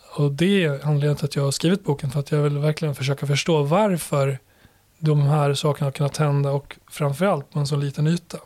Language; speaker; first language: Swedish; early bilingual, other home language; Albanian